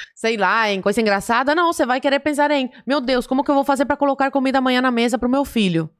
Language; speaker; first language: Portuguese; early bilingual, other home language; Spanish